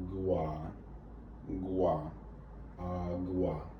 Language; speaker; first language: Spanish; non-native, learner; English